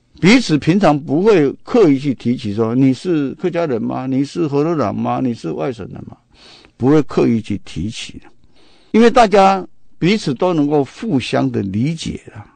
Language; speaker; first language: Chinese; non-native, local second language; Min Nan Chinese